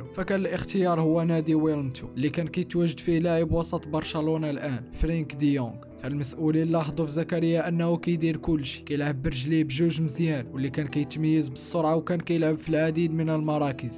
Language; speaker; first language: Arabic; native; Arabic